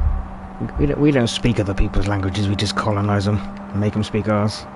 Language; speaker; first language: English; native; English